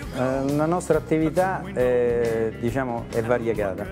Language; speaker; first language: Italian; native; Italian